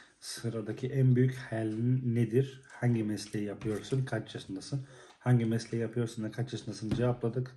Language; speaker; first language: Turkish; native; Turkish